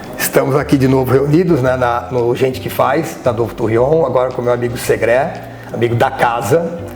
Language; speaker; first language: Portuguese; native; Portuguese